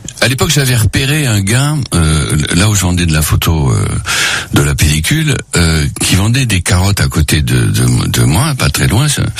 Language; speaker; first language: French; non-native, local second language; Spanish